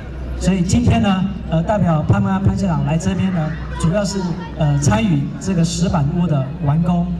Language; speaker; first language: Chinese; native; Chinese